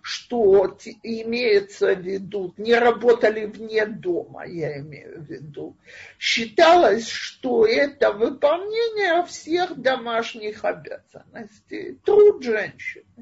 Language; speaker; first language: Russian; native; Russian